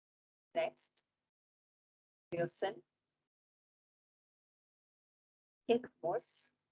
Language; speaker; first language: German; non-native, learner; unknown